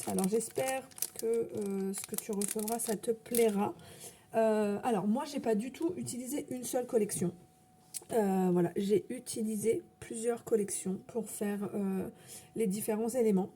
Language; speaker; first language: French; native; French